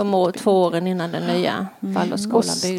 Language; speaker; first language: Swedish; native; Swedish